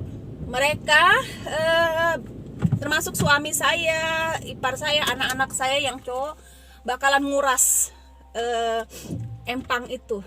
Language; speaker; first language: Indonesian; native; Indonesian